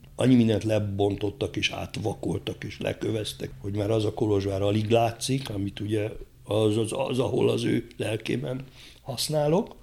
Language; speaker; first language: Hungarian; native; Hungarian